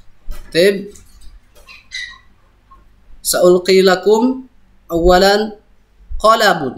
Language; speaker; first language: Arabic; non-native, fluent; Indonesian